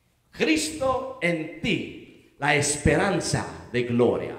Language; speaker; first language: Spanish; non-native, learner; English